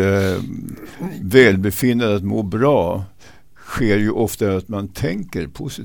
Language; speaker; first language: Swedish; native; Swedish